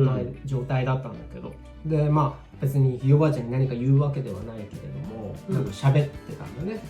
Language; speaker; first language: Japanese; native; Japanese